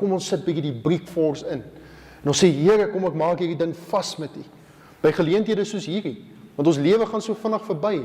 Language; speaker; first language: Afrikaans; native; Afrikaans